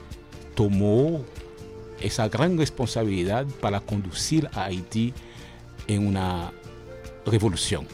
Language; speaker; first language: Spanish; non-native, fluent; Haitian Creole